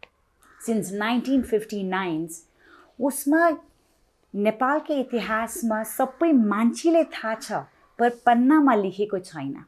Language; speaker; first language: Nepali; non-native, local second language; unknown